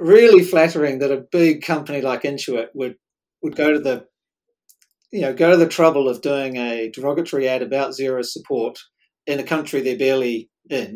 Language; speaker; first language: English; native; English